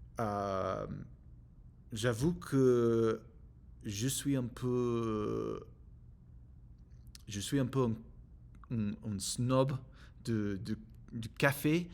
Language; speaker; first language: French; non-native, learner; English